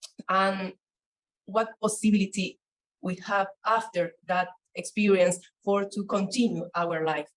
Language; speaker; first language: English; non-native, learner; Spanish